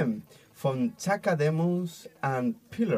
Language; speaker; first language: German; non-native, learner; Spanish